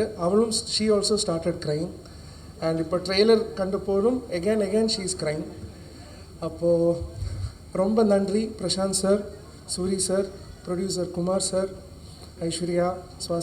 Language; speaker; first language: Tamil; non-native, learner; Malayalam